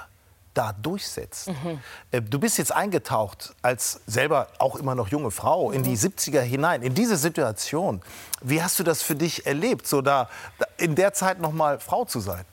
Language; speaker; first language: German; native; German